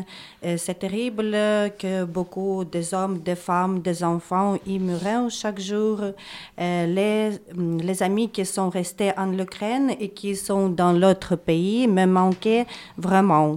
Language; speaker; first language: French; non-native, learner; Ukrainian